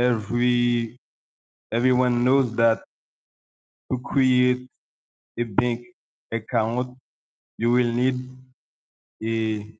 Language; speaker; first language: English; non-native, local second language; Haitian Creole